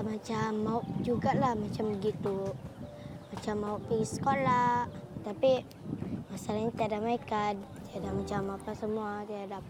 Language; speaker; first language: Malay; early bilingual, other home language; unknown